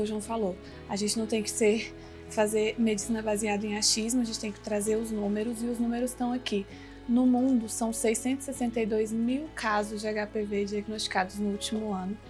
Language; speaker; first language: Portuguese; native; Portuguese